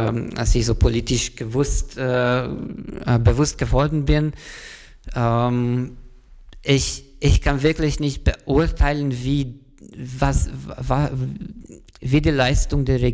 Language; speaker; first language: German; non-native, fluent; Hungarian